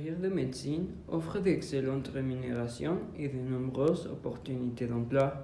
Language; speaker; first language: French; non-native, learner; Spanish